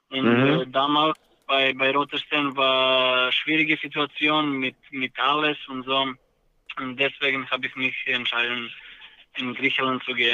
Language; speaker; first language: German; non-native, learner; Serbian